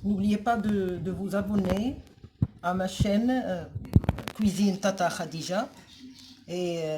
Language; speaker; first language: French; non-native, local second language; Arabic